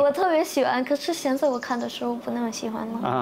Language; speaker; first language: Chinese; early bilingual, heritage; Chinese